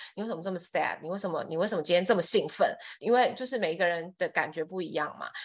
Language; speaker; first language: Chinese; non-native, fluent; Thai